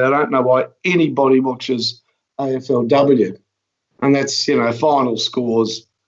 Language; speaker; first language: English; native; English